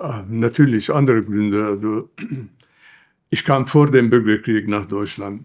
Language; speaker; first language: German; non-native, fluent; Arabic